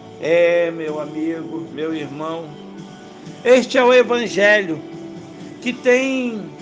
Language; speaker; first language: Portuguese; native; Portuguese